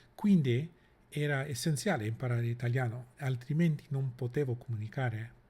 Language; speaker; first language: Italian; non-native, fluent; English